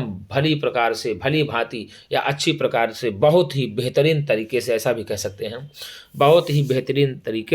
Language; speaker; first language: Hindi; native; Hindi